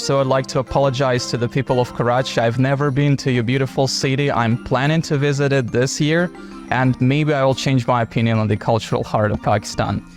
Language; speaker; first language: English; non-native, fluent; Russian